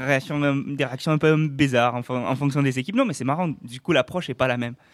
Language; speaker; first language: French; native; French